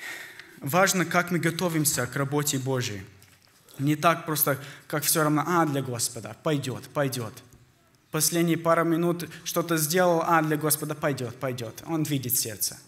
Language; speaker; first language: Russian; early bilingual, heritage; Russian